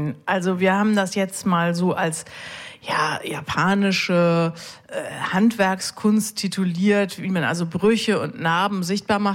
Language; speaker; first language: German; native; German